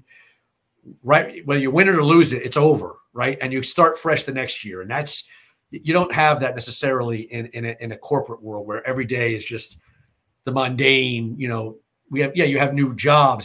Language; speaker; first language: English; native; English